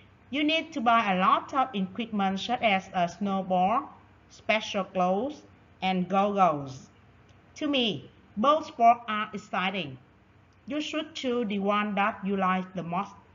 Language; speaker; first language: English; non-native, fluent; Vietnamese